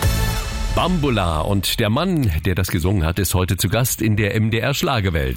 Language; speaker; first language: German; native; German